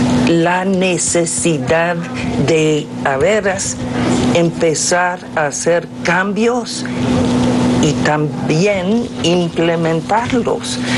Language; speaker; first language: Spanish; non-native, fluent; English